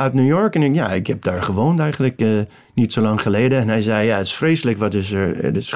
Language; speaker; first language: Dutch; non-native, fluent; English